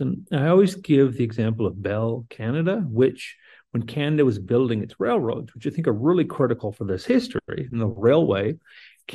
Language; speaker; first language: English; native; English